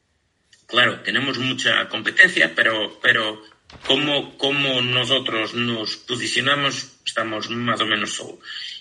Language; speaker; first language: Spanish; non-native, fluent; Portuguese